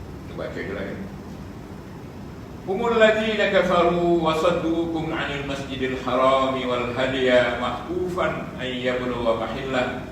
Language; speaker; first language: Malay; native; Malay